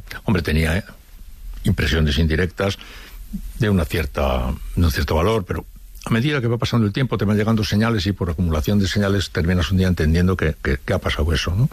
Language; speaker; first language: Spanish; native; Spanish